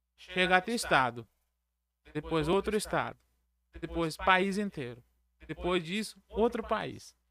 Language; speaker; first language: Portuguese; non-native, learner; Arabic